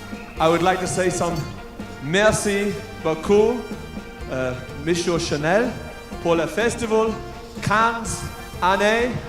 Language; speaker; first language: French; non-native, learner; English